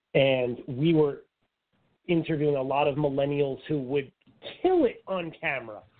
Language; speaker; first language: English; native; English